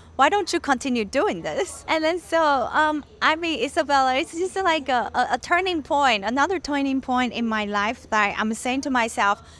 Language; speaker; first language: English; non-native, fluent; Chinese